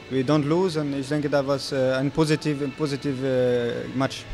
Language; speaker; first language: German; non-native, learner; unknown